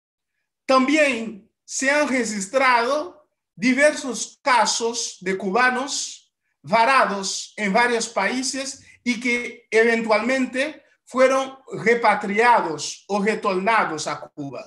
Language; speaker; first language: Spanish; non-native, fluent; Haitian Creole